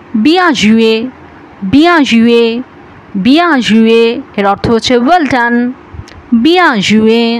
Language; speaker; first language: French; non-native, learner; Bangla